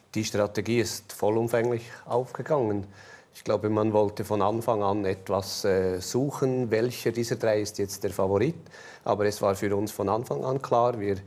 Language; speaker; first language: German; native; German